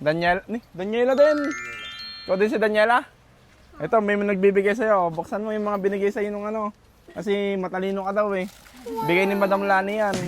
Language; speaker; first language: Filipino; native; Filipino